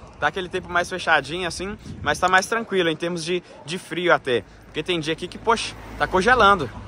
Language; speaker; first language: Portuguese; native; Portuguese